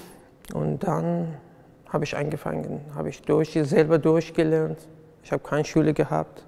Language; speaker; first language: German; non-native, fluent; Persian